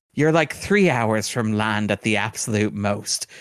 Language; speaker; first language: English; native; English